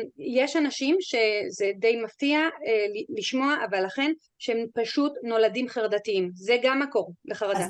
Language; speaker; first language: Hebrew; non-native, fluent; English